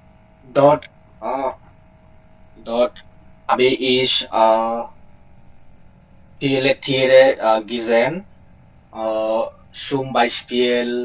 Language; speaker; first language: German; non-native, learner; Bangla